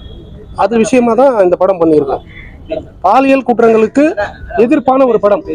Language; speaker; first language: Tamil; native; Tamil